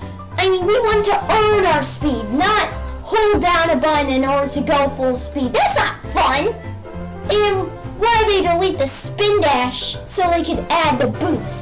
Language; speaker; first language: English; native; English